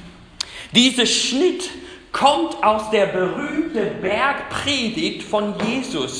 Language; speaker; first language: German; non-native, fluent; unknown